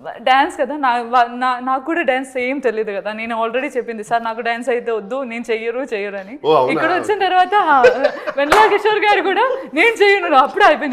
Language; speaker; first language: Telugu; non-native, learner; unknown